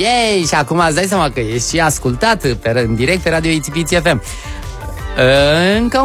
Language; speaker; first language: Romanian; native; Romanian